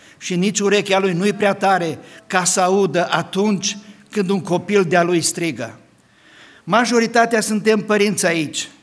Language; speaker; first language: Romanian; non-native, local second language; Hungarian